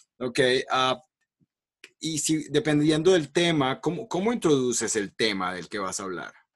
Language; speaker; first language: Spanish; native; Spanish